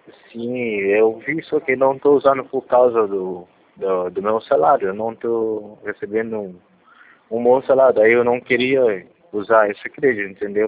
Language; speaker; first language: Portuguese; non-native, fluent; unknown